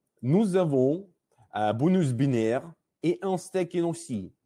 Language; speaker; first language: French; non-native, learner; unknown